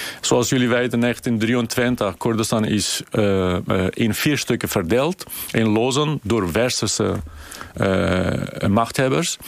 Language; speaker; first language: Dutch; non-native, fluent; Kurdish